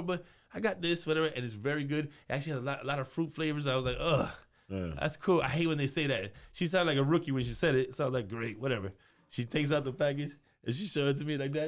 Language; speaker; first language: English; native; English